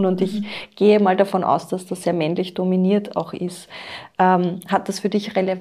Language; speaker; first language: German; native; German